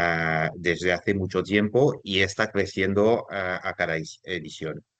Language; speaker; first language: Spanish; non-native, fluent; French